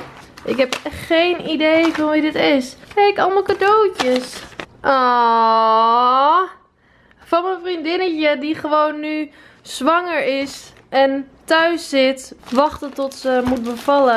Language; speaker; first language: Dutch; native; Dutch